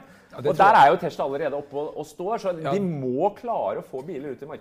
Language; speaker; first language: Norwegian; native; Norwegian